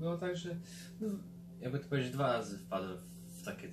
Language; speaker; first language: Polish; early bilingual, heritage; Polish